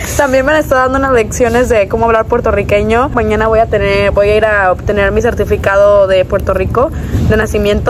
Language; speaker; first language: Spanish; early bilingual, heritage; Spanish